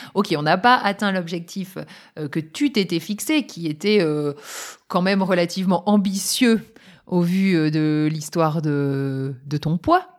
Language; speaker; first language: French; native; French